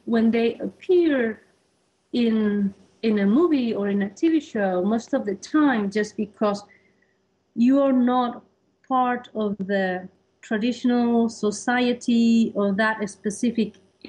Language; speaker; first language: English; non-native, fluent; Spanish